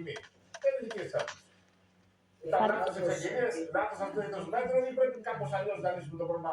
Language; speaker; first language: Greek; native; Greek